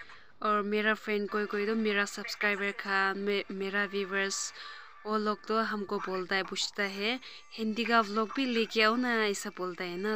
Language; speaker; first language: Hindi; non-native, local second language; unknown